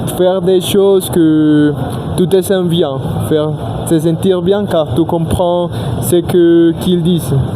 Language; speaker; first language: French; non-native, learner; Spanish